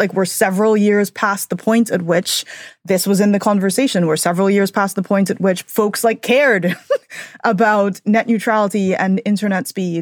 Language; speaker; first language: English; native; English